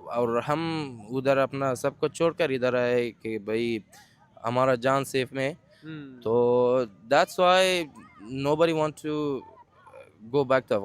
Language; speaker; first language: Hindi; non-native, fluent; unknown